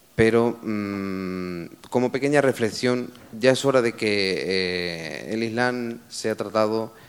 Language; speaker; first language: Spanish; native; Spanish